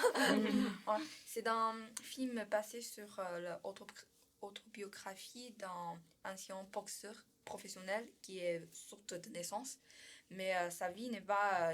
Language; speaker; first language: French; non-native, learner; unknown